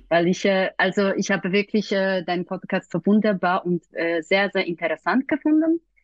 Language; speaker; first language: German; non-native, fluent; Polish